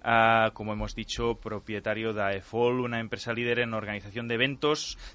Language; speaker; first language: Spanish; non-native, local second language; Catalan